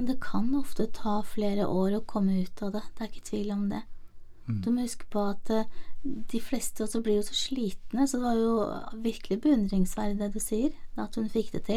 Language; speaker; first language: Norwegian; native; Norwegian